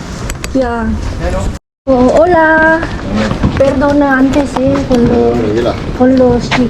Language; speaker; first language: Spanish; non-native, learner; Filipino